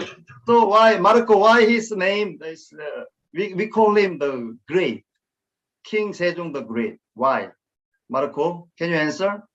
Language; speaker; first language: English; non-native, fluent; Korean